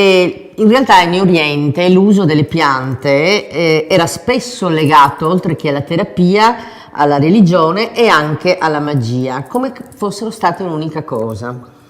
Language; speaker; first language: Italian; native; Italian